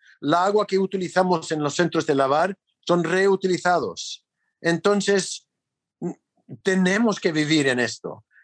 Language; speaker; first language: Spanish; non-native, fluent; English